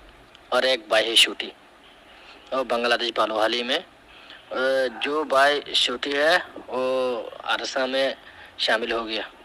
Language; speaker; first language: Hindi; non-native, learner; Rohingya